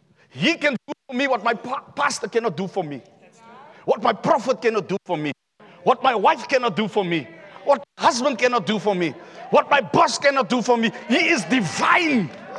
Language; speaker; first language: English; non-native, local second language; Afrikaans